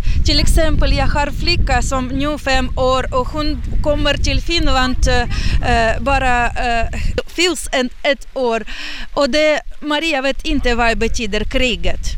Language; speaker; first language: Swedish; non-native, learner; Ukrainian